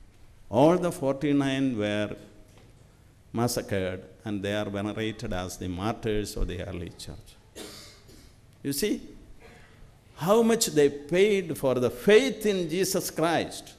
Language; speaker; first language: English; non-native, local second language; Malayalam